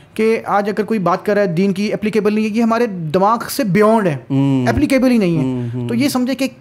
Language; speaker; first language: Urdu; native; Urdu